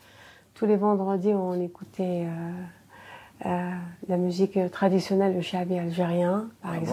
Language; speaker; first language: French; non-native, local second language; Arabic